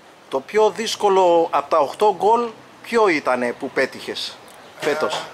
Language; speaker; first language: Greek; native; Greek